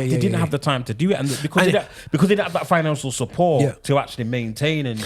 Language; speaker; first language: English; native; English